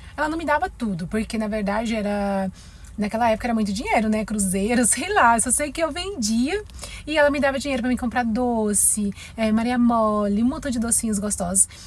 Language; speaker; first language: Portuguese; native; Portuguese